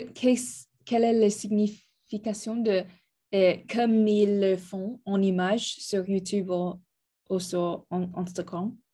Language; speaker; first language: French; non-native, learner; Spanish